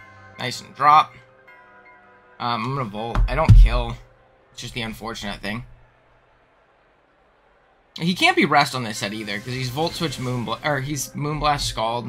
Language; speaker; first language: English; native; English